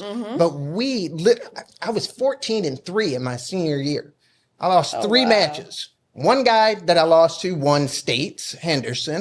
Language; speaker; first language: English; native; English